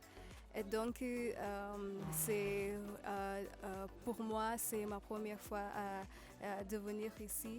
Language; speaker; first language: French; non-native, learner; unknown